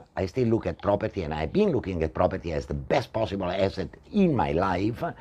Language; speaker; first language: English; non-native, fluent; Italian